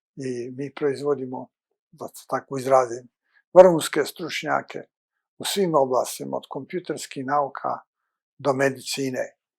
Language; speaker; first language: Bosnian; native; Bosnian